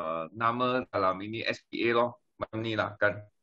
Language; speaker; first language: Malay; non-native, local second language; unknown